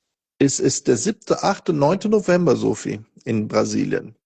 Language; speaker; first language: German; non-native, fluent; Portuguese